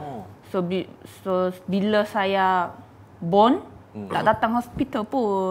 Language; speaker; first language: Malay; non-native, fluent; Korean